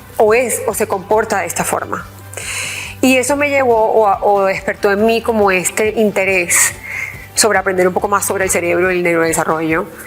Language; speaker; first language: Spanish; early bilingual, heritage; English